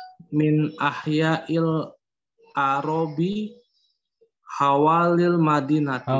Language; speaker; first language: Arabic; non-native, learner; Indonesian